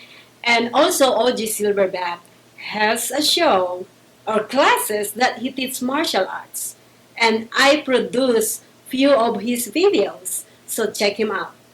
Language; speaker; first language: English; non-native, local second language; Filipino